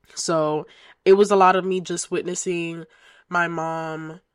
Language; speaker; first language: English; native; English